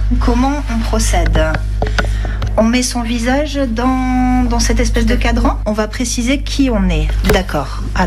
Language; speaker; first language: French; native; French